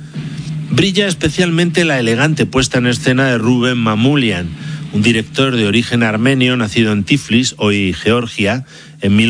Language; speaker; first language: Spanish; native; Spanish